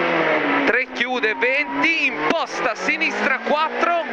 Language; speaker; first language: Italian; native; Italian